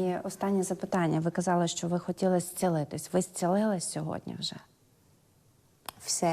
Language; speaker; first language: Ukrainian; native; Ukrainian